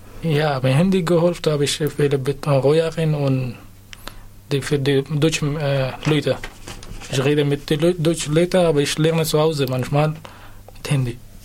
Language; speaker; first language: German; non-native, learner; Persian